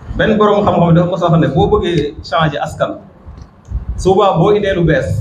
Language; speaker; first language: Wolof; non-native, local second language; Serer